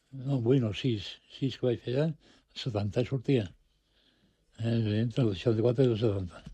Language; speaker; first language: Catalan; non-native, local second language; Spanish